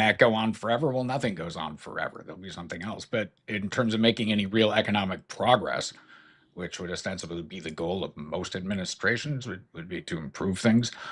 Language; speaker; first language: English; native; English